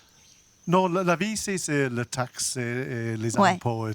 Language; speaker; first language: French; non-native, learner; English